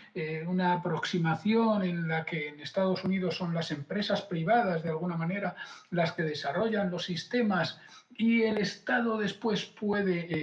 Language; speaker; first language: Spanish; native; Spanish